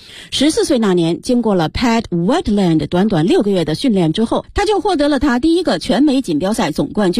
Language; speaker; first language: Chinese; native; Chinese